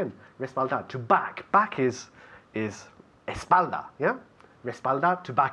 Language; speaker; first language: Spanish; non-native, fluent; English